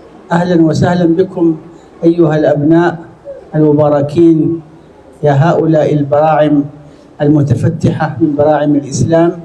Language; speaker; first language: Arabic; native; Arabic